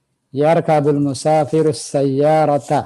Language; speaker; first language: Arabic; non-native, fluent; Indonesian